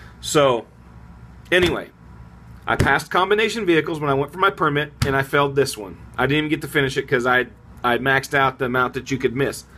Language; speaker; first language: English; native; English